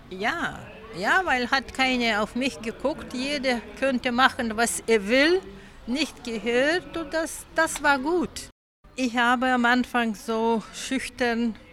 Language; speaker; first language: German; non-native, learner; Lithuanian